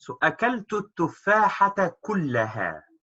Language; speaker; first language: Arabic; non-native, fluent; English